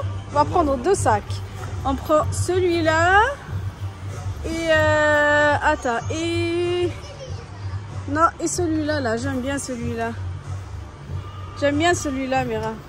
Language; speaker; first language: French; native; French